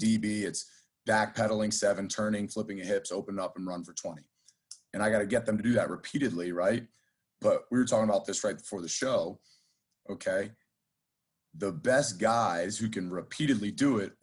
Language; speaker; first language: English; native; English